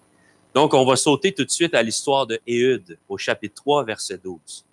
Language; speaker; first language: French; native; French